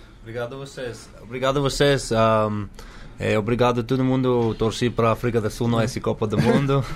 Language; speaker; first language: Portuguese; non-native, learner; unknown